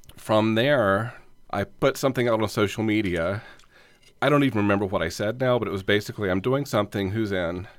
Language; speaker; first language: English; native; English